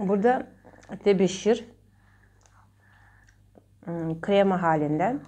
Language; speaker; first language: Turkish; non-native, fluent; Russian